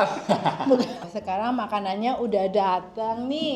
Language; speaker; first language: Indonesian; native; Indonesian